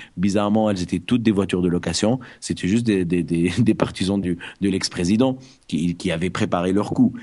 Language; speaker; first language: French; non-native, local second language; Arabic